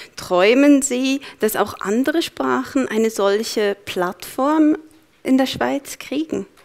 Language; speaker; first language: German; native; German